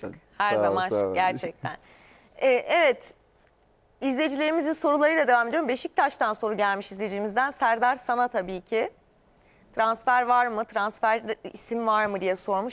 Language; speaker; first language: Turkish; native; Turkish